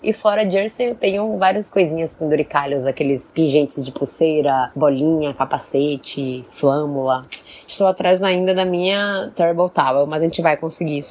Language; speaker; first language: Portuguese; native; Portuguese